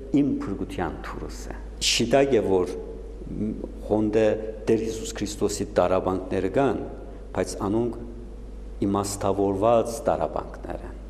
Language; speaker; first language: Armenian; native; Armenian